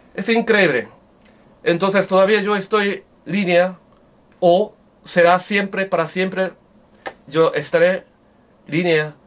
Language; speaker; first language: Spanish; non-native, learner; Japanese